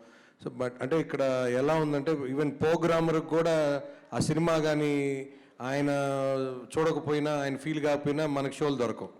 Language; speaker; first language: Telugu; native; Telugu